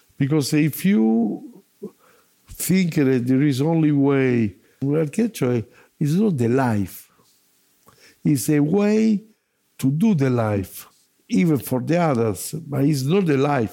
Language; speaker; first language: English; non-native, learner; Italian